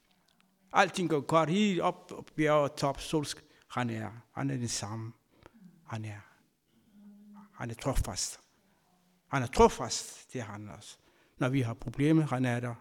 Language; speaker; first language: Danish; non-native, fluent; Kabuverdianu